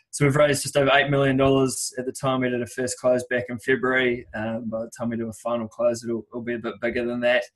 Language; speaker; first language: English; native; English